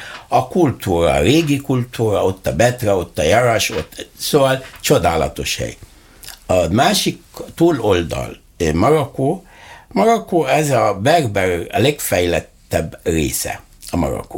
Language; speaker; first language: Hungarian; non-native, learner; Arabic